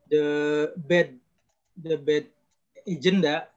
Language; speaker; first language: English; non-native, learner; Indonesian